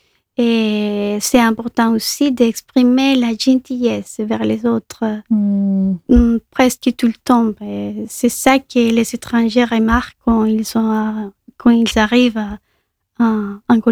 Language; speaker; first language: French; non-native, fluent; Spanish